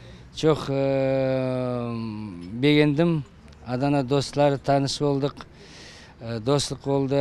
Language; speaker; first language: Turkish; non-native, learner; Kazakh